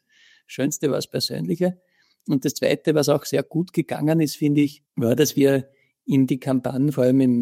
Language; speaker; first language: German; native; German